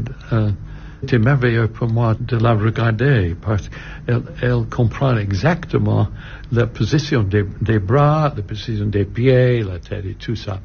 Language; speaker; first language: French; non-native, learner; English